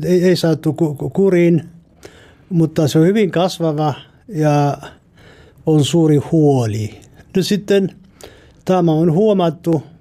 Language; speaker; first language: Finnish; non-native, fluent; Amharic